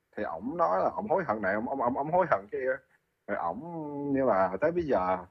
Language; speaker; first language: Vietnamese; early bilingual, heritage; Vietnamese